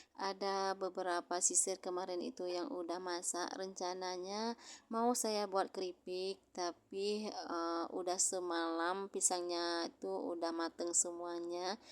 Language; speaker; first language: Indonesian; non-native, local second language; Achinese